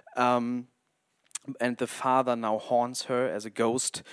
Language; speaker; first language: English; non-native, fluent; German